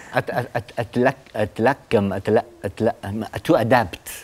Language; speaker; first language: Arabic; non-native, fluent; Italian